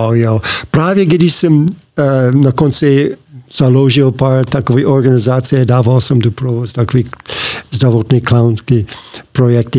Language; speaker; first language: Czech; non-native, learner; English